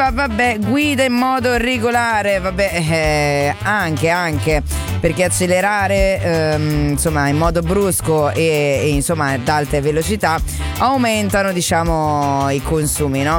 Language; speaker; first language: Italian; native; Italian